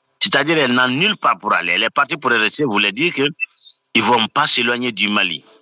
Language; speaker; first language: French; non-native, local second language; Bambara